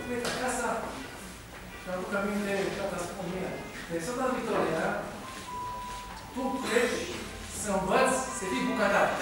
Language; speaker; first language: Romanian; non-native, learner; Hebrew